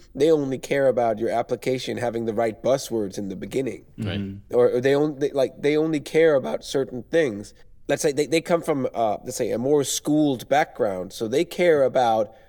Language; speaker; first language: English; non-native, fluent; Danish